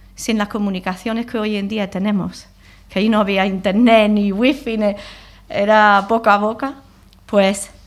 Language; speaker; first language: Spanish; non-native, fluent; English